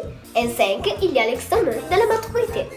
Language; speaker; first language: French; non-native, learner; Italian